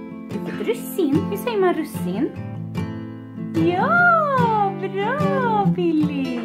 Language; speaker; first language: Swedish; native; Swedish